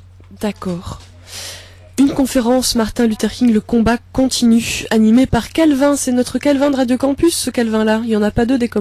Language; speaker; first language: French; native; French